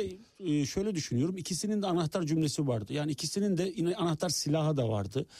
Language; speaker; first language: Turkish; native; Turkish